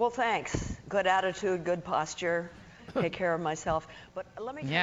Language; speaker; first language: English; native; English